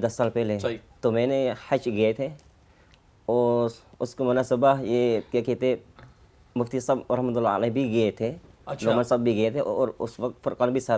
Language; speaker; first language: Hindi; non-native, fluent; Khmer